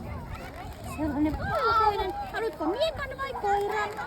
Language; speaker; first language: Finnish; native; Finnish